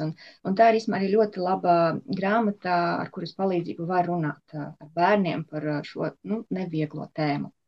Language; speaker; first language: Latvian; native; Latvian